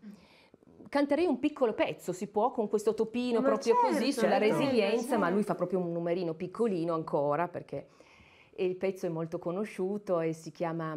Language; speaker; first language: Italian; native; Italian